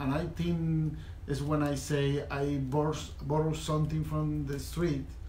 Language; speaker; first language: English; non-native, fluent; Spanish